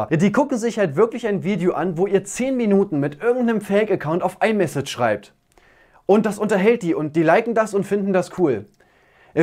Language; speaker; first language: German; native; German